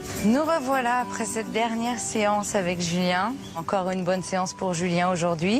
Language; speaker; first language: French; native; French